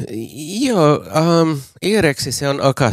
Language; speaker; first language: Finnish; non-native, fluent; English